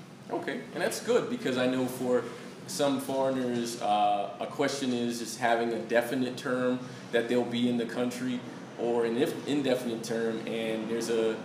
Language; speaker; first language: English; native; English